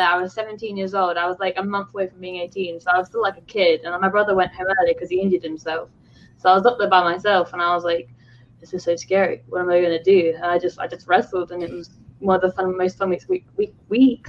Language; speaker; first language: English; native; English